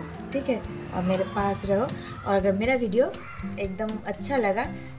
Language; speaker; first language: Hindi; non-native, local second language; Bangla